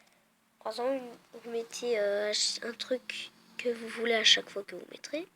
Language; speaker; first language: French; native; French